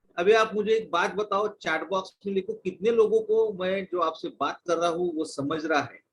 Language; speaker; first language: Hindi; non-native, local second language; Marathi